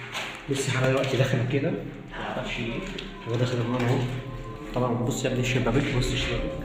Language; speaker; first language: Arabic; native; Arabic